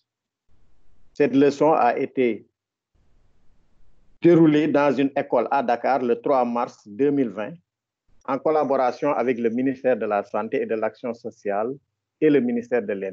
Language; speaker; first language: French; non-native, local second language; Wolof